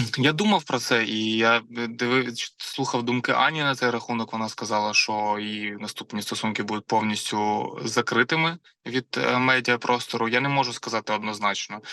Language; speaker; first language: Ukrainian; non-native, local second language; Russian